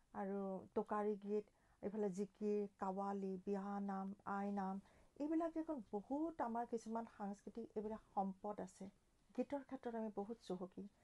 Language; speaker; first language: Assamese; native; Assamese